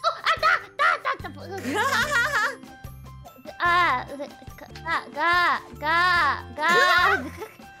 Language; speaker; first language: Japanese; non-native, learner; English